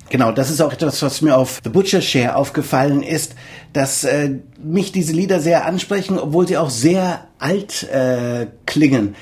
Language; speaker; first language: German; native; German